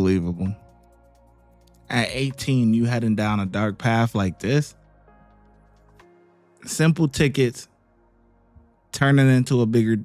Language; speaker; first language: English; native; English